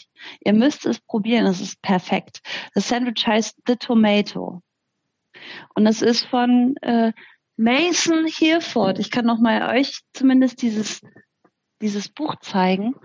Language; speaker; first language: German; native; German